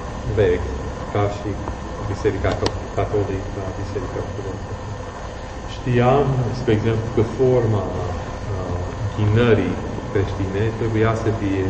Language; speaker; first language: Romanian; non-native, fluent; English